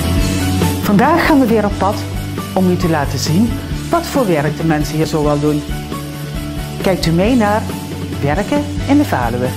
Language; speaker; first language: Dutch; native; Dutch